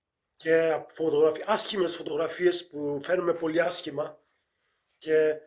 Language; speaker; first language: Greek; early bilingual, heritage; Greek